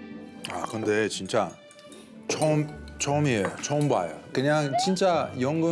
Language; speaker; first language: Korean; non-native, fluent; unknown